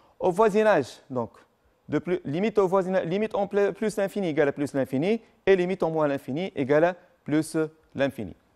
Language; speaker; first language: French; non-native, local second language; Arabic